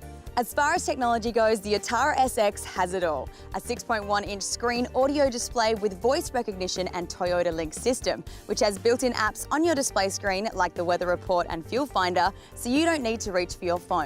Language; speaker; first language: English; native; English